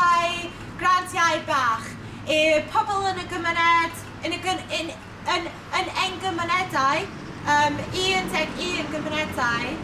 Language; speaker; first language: Welsh; non-native, learner; English